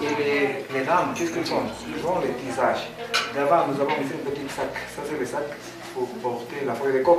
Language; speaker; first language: French; non-native, learner; Spanish